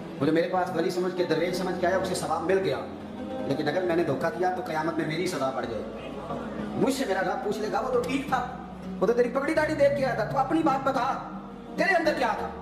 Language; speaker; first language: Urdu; non-native, local second language; Punjabi